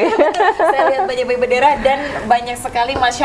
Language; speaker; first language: Indonesian; native; Indonesian